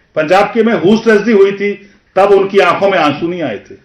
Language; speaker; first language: Hindi; non-native, local second language; Punjabi